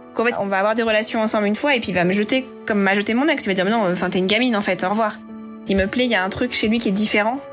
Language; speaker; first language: French; native; French